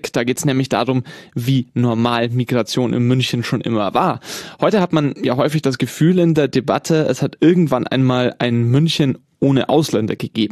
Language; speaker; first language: German; native; German